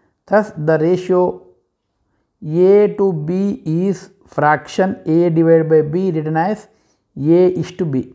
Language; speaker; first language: English; non-native, local second language; Telugu